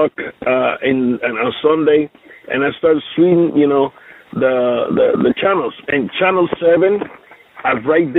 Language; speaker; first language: English; non-native, learner; Spanish